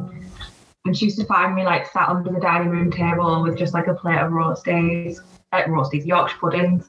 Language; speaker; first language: English; native; English